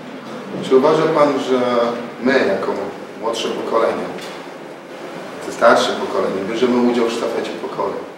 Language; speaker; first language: Polish; native; Polish